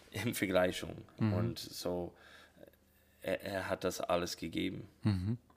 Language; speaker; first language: German; non-native, learner; English